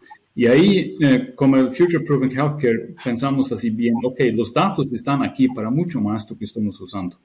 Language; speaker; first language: Spanish; non-native, fluent; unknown